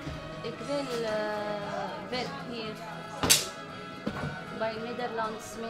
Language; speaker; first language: Dutch; non-native, learner; Arabic